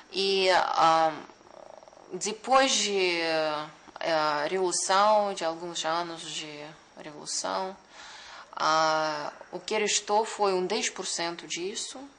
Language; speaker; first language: Portuguese; non-native, fluent; Russian